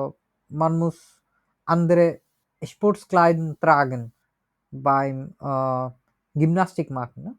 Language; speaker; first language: German; non-native, learner; Bangla